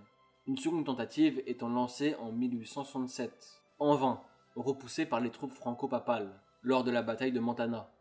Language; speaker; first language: French; native; French